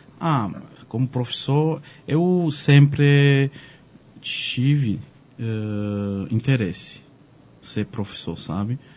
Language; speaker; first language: Portuguese; non-native, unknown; Georgian